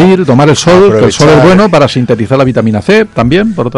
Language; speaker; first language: Spanish; native; Spanish